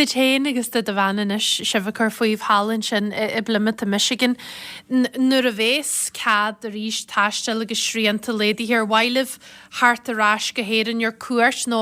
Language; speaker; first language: Irish; native; Irish